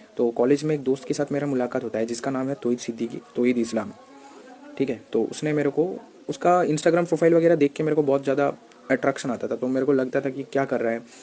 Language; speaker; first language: Hindi; non-native, local second language; Bangla